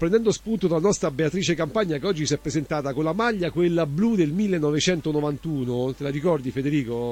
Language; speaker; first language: Italian; native; Italian